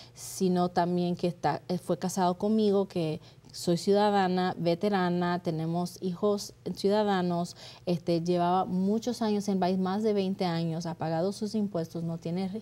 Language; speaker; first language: Spanish; early bilingual, heritage; Spanish